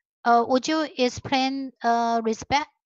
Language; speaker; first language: English; non-native, learner; Chinese